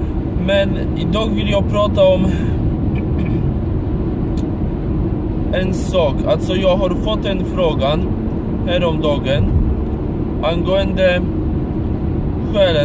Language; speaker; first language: Swedish; non-native, fluent; Polish